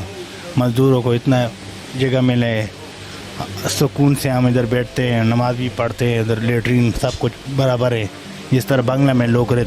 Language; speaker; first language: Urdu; non-native, local second language; Pashto